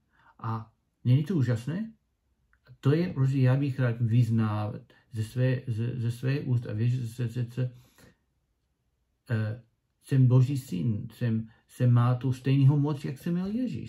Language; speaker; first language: Czech; non-native, learner; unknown